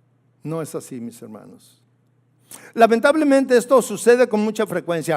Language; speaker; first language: Spanish; native; Spanish